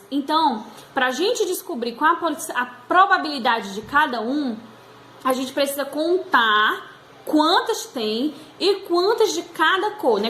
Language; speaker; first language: Portuguese; native; Portuguese